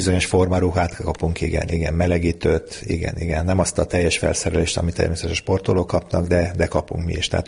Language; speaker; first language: Hungarian; native; Hungarian